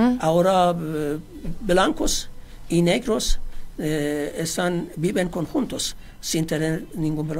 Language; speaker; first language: Spanish; non-native, fluent; Persian